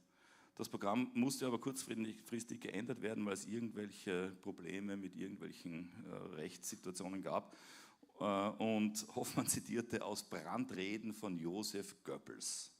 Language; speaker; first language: German; native; German